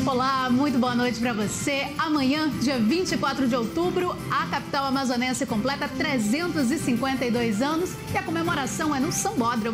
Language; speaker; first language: Portuguese; native; Portuguese